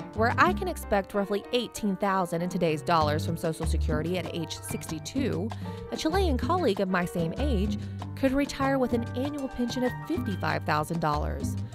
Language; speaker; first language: English; native; English